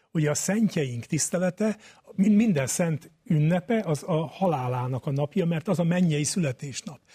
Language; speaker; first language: Hungarian; native; Hungarian